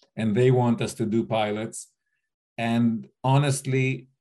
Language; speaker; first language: English; native; English